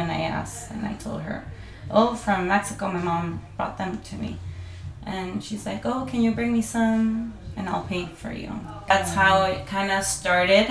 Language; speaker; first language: English; non-native, fluent; Spanish